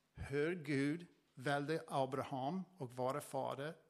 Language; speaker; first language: Swedish; non-native, fluent; English